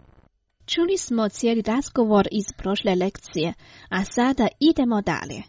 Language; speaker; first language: Croatian; non-native, fluent; Chinese